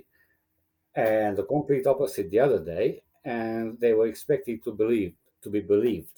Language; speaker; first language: English; non-native, fluent; Romanian